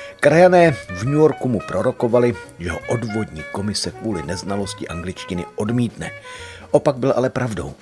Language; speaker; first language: Czech; native; Czech